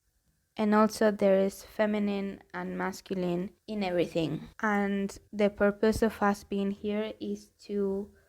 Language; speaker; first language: English; non-native, fluent; Spanish